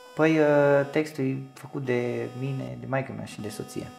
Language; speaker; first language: Romanian; native; Romanian